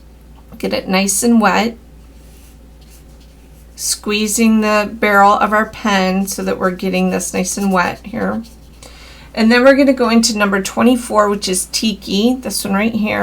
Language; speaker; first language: English; native; English